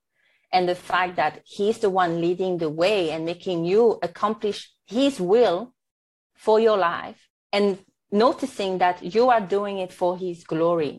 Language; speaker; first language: English; non-native, fluent; French